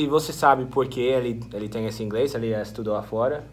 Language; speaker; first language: Portuguese; non-native, fluent; English